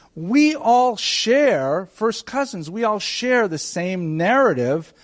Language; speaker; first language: English; native; English